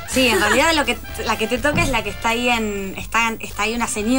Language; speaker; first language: Spanish; native; Spanish